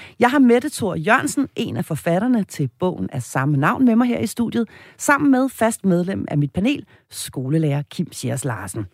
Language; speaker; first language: Danish; native; Danish